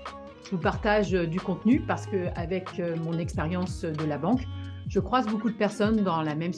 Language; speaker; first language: French; native; French